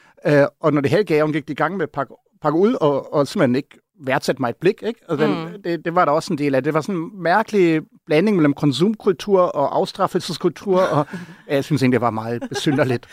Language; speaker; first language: Danish; non-native, fluent; German